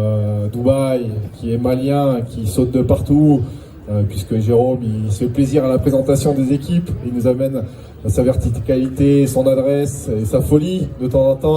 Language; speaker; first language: French; native; French